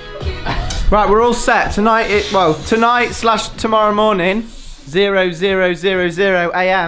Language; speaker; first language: English; native; English